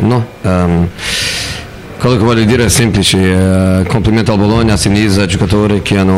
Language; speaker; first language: Italian; non-native, fluent; Portuguese